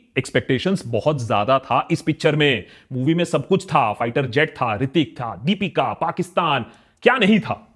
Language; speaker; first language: Hindi; native; Hindi